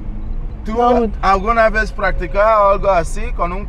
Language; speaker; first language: Spanish; non-native, learner; English